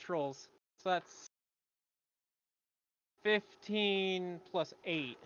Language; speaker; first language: English; native; English